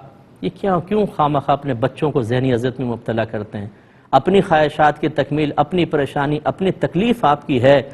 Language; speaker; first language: Urdu; native; Urdu